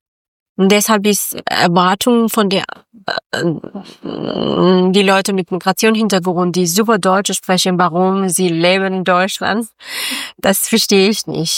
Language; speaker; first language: German; non-native, learner; Persian